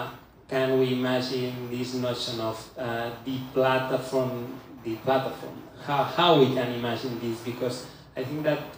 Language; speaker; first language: English; non-native, fluent; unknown